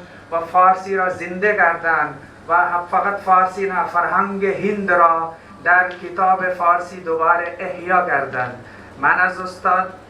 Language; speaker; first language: Persian; non-native, fluent; Hindi